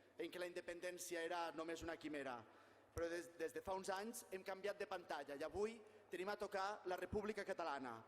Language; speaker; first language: Catalan; native; Catalan